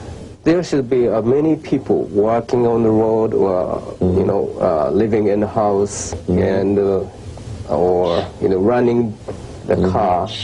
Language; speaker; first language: English; non-native, learner; Japanese